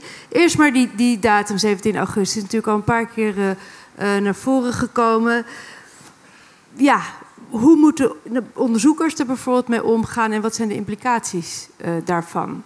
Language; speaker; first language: Dutch; native; Dutch